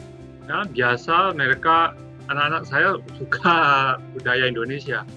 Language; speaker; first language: Indonesian; non-native, learner; French